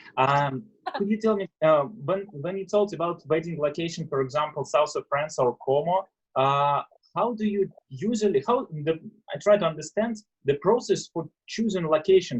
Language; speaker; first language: English; non-native, learner; Russian